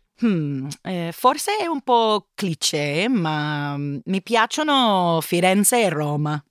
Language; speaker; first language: Italian; non-native, learner; English